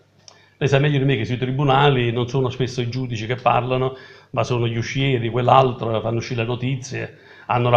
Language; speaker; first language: Italian; native; Italian